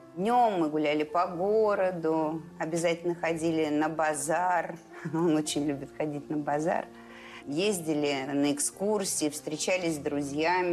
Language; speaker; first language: Russian; native; Russian